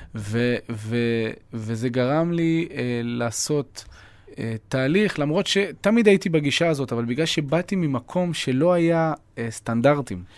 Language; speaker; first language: Hebrew; early bilingual, other home language; French